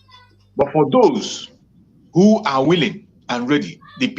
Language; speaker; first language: English; non-native, local second language; Igbo